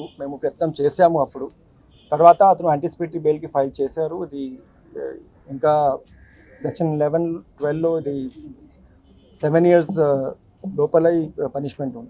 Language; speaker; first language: Telugu; non-native, fluent; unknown